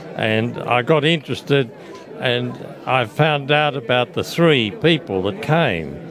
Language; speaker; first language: English; early bilingual, other home language; Italian